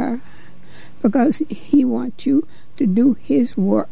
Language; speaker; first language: English; native; English